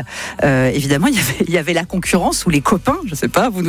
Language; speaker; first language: French; native; French